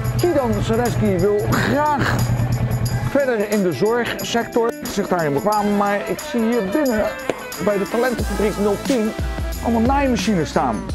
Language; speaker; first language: Dutch; native; Dutch